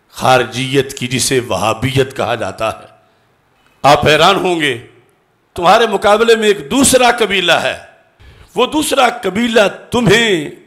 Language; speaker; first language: Urdu; non-native, local second language; Punjabi